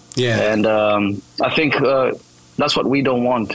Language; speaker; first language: English; non-native, fluent; Greek